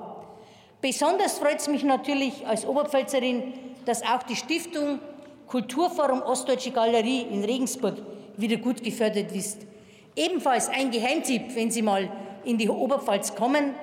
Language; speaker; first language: German; native; German